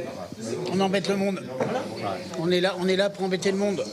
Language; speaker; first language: French; native; French